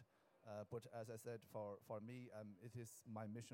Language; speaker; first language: English; non-native, local second language; Irish